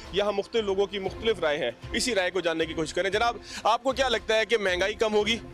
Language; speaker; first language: Urdu; native; Urdu